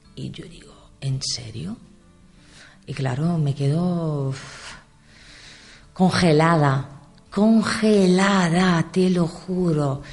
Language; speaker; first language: Spanish; non-native, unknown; Italian